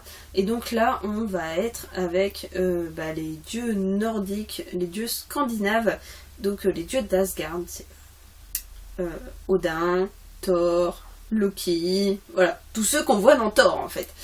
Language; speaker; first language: French; native; French